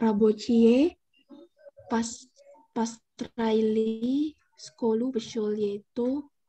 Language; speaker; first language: Russian; non-native, learner; Indonesian